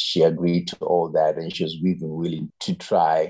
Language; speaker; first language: English; non-native, local second language; Shona